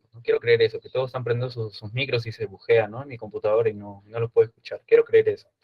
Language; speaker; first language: Spanish; native; Spanish